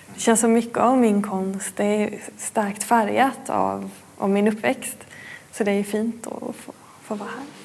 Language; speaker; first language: Swedish; native; Swedish